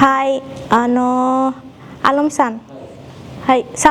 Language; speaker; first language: Japanese; non-native, fluent; Bangla